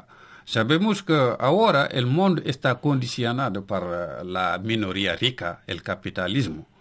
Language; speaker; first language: Spanish; non-native, local second language; Wolof